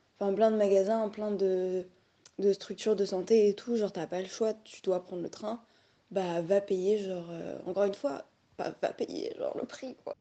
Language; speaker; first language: French; native; French